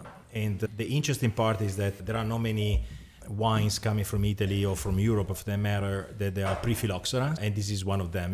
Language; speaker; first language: English; non-native, fluent; Italian